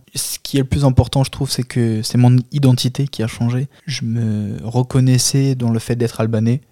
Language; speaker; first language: French; non-native, fluent; Albanian